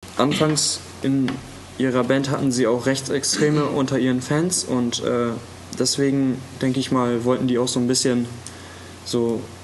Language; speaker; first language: German; native; German